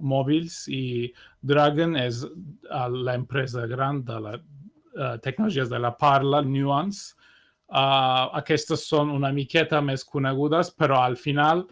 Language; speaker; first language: Catalan; non-native, fluent; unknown